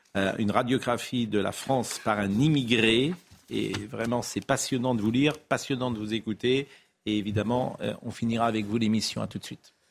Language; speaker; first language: French; native; French